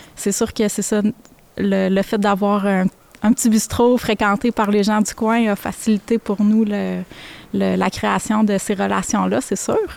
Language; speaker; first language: French; native; French